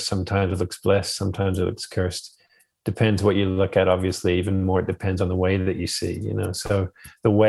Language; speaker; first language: English; native; English